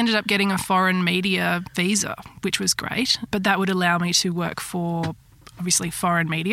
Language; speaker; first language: English; native; English